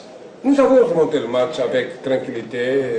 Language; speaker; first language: French; non-native, fluent; Portuguese